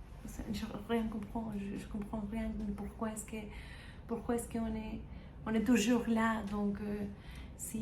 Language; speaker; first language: French; non-native, learner; Spanish